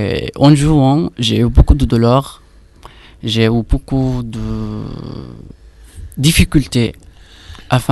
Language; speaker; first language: French; non-native, fluent; Arabic